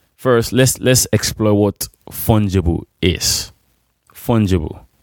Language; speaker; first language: English; non-native, local second language; Igbo